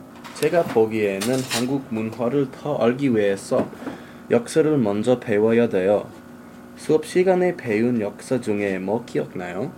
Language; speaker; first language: Korean; non-native, learner; English